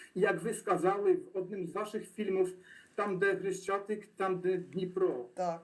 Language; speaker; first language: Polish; non-native, learner; Ukrainian